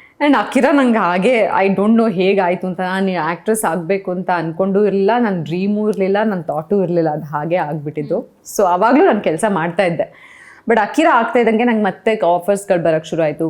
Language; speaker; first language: Kannada; non-native, local second language; Kodava